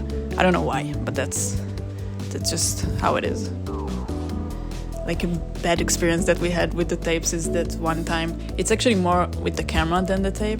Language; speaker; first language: English; non-native, fluent; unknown